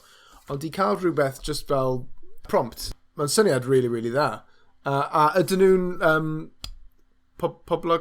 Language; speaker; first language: Welsh; non-native, learner; English